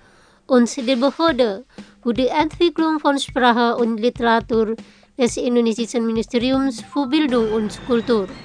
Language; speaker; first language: German; non-native, fluent; Indonesian